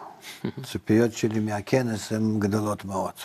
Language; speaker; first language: Hebrew; non-native, fluent; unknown